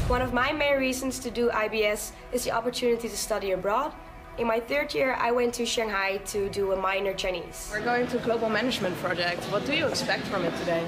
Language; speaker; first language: English; non-native, fluent; Dutch